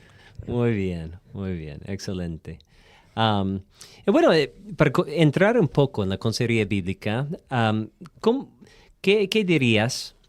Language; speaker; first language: Spanish; non-native, fluent; English